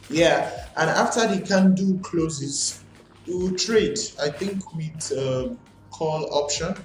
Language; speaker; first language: English; non-native, learner; Portuguese